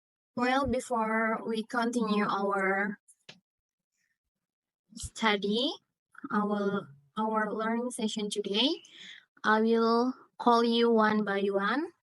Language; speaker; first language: English; non-native, fluent; Indonesian